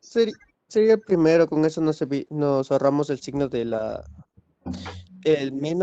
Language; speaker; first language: Spanish; native; Spanish